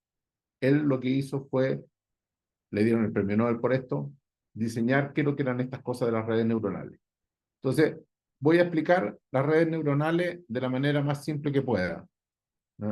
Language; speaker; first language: Spanish; native; Spanish